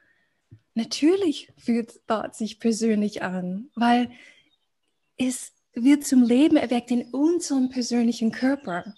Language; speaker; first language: German; non-native, fluent; English